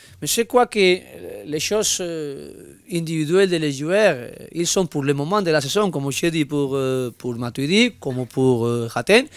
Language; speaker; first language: French; non-native, learner; Spanish